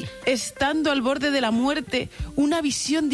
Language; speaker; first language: Spanish; native; Spanish